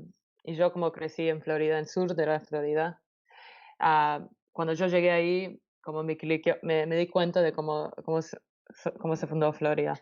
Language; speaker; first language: Spanish; early bilingual, heritage; Spanish